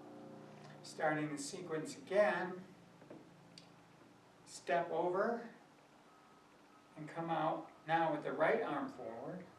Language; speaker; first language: English; native; English